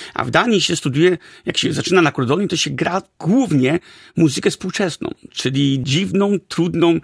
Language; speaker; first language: Polish; early bilingual, heritage; Polish